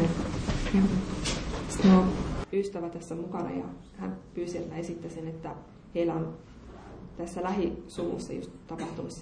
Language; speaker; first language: Finnish; native; Finnish